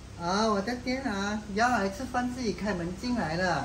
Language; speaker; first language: Chinese; non-native, local second language; Min Nan Chinese